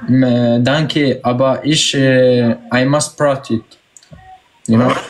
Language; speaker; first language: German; non-native, learner; Arabic